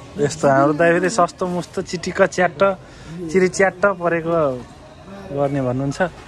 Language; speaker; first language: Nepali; native; Nepali